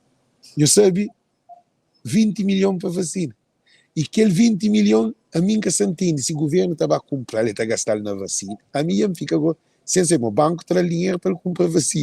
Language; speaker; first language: Portuguese; non-native, local second language; Kabuverdianu